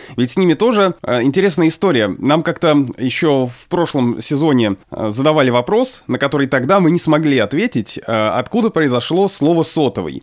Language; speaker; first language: Russian; native; Russian